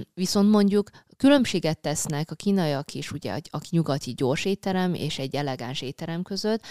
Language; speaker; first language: Hungarian; early bilingual, other home language; Chinese